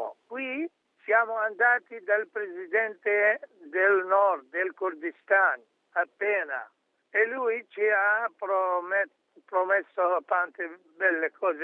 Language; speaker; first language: Italian; non-native, fluent; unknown